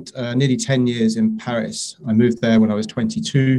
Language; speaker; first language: English; native; English